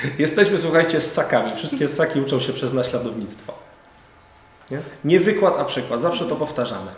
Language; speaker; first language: Polish; native; Polish